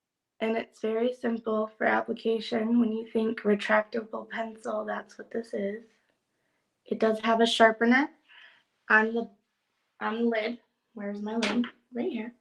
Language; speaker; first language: English; native; English